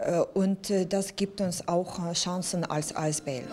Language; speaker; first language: German; non-native, fluent; Ukrainian